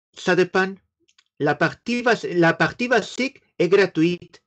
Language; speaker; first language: French; non-native, fluent; Spanish